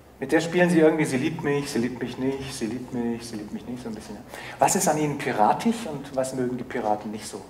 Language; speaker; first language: German; native; German